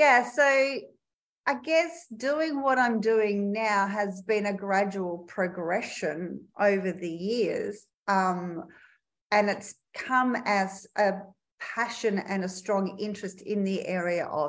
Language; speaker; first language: English; native; English